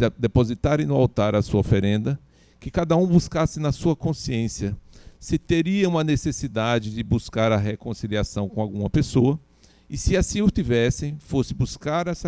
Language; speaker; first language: Portuguese; native; Portuguese